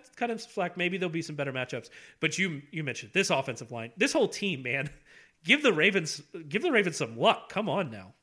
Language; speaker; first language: English; native; English